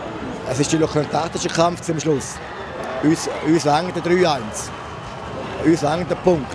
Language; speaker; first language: German; native; German